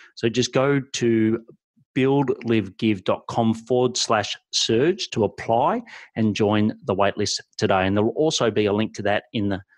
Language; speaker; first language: English; native; English